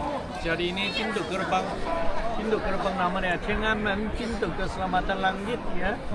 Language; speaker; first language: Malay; non-native, fluent; Chinese